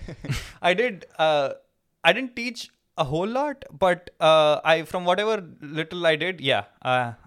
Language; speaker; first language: English; non-native, local second language; Hindi